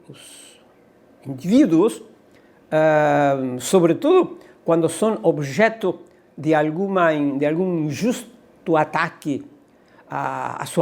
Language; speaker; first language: Portuguese; non-native, fluent; Spanish